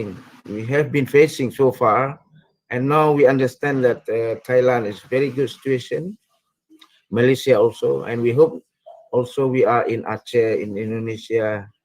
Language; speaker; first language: English; non-native, fluent; Indonesian